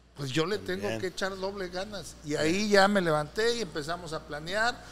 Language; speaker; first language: Spanish; native; Spanish